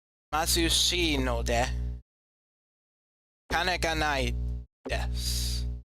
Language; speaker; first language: Japanese; non-native, learner; English